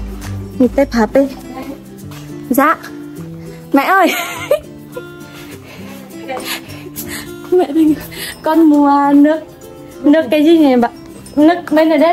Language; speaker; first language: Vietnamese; non-native, learner; Indonesian